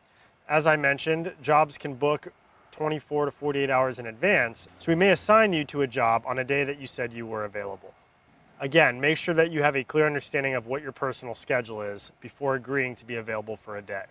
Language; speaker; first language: English; native; English